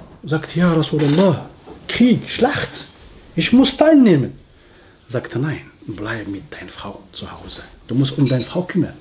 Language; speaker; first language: German; non-native, learner; Arabic